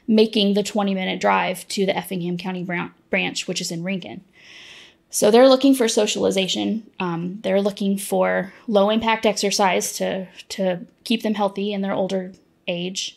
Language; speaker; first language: English; native; English